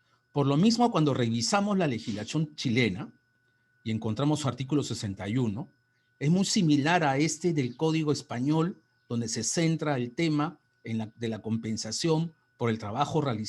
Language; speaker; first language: Spanish; native; Spanish